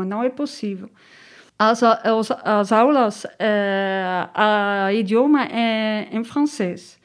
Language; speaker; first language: Portuguese; non-native, learner; Dutch